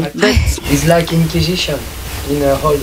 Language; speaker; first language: English; non-native, learner; French